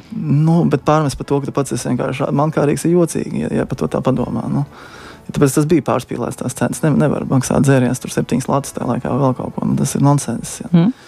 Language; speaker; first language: Latvian; native; Latvian